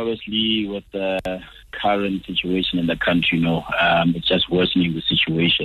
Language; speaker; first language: English; non-native, local second language; Tswana